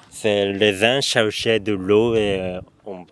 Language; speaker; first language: French; non-native, learner; Japanese